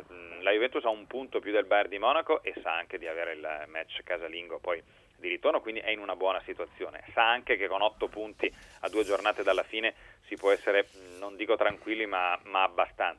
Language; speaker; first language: Italian; native; Italian